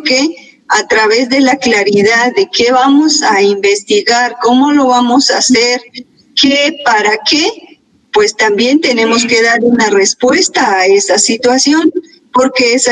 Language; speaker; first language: Spanish; native; Spanish